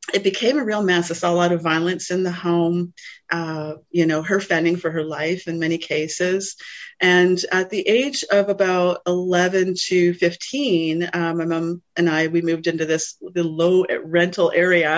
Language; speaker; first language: English; native; English